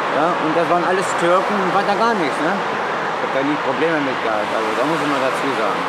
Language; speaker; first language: German; non-native, learner; Turkish